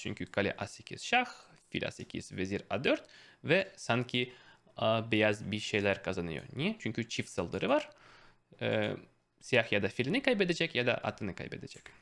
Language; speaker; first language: Turkish; non-native, fluent; Russian